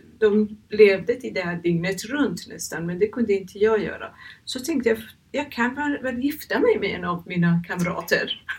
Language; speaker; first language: Swedish; non-native, fluent; Persian